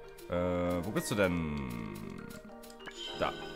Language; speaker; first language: German; native; German